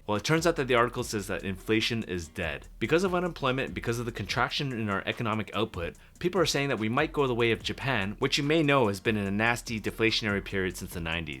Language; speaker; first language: English; native; English